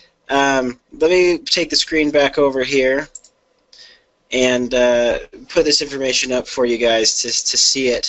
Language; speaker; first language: English; native; English